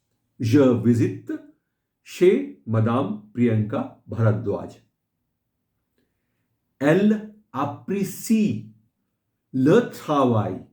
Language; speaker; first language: French; non-native, fluent; Hindi